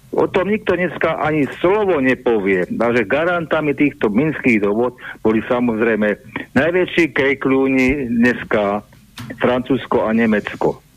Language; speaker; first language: Slovak; native; Slovak